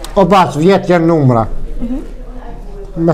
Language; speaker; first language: German; non-native, learner; Albanian